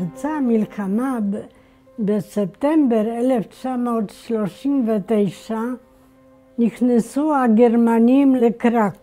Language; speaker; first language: Hebrew; non-native, fluent; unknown